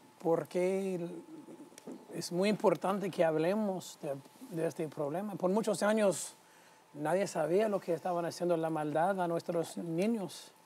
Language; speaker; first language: Spanish; non-native, fluent; English